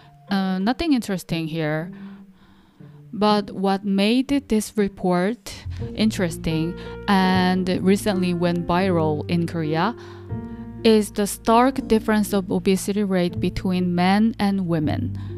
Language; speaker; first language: English; non-native, fluent; Korean